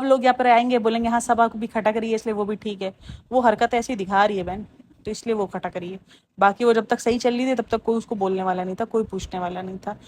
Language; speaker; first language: Urdu; native; Urdu